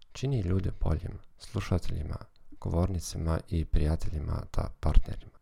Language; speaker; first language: Croatian; non-native, fluent; German